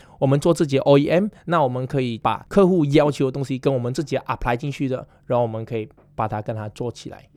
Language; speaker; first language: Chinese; native; Chinese